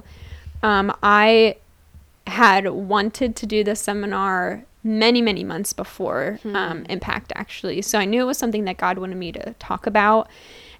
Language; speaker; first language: English; native; English